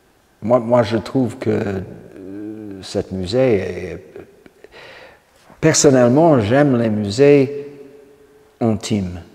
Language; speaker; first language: French; non-native, fluent; English